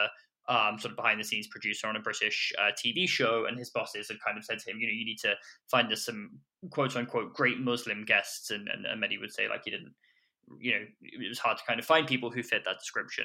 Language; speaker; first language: English; native; English